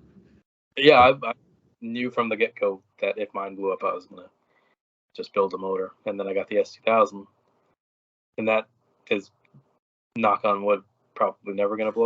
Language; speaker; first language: English; native; English